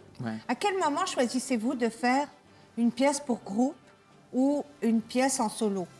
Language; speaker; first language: French; native; French